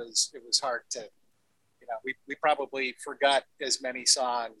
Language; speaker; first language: English; native; English